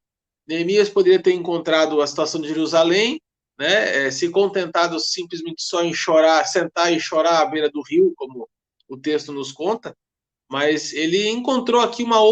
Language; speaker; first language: Portuguese; native; Portuguese